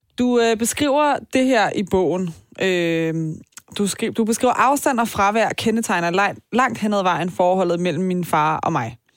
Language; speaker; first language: Danish; early bilingual, other home language; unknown